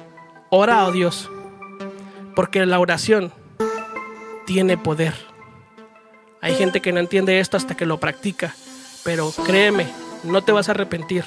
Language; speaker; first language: Spanish; native; Spanish